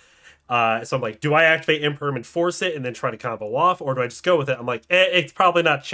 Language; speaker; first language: English; native; English